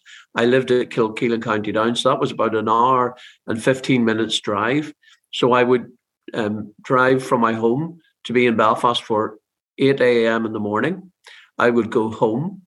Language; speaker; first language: English; native; English